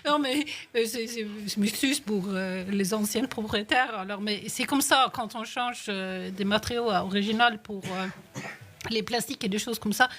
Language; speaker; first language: French; non-native, fluent; Norwegian